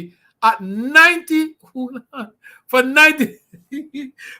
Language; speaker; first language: English; native; English